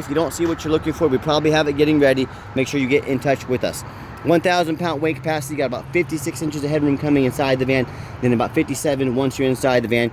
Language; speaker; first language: English; native; English